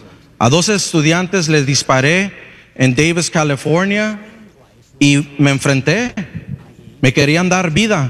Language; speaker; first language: Spanish; early bilingual, heritage; Spanish